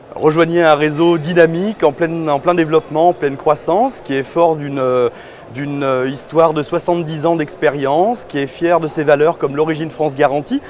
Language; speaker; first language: French; native; French